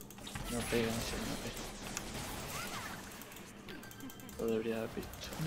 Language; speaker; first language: Spanish; native; Spanish